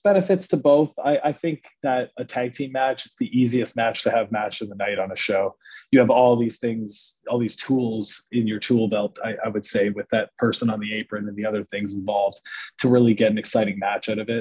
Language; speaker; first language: English; native; English